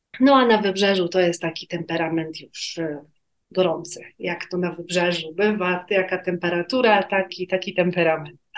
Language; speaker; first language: Polish; native; Polish